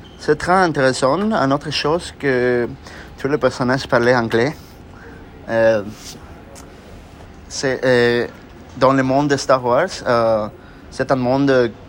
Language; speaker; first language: French; non-native, learner; Spanish